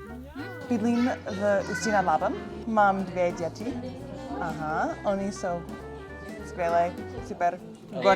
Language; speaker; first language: Czech; non-native, learner; English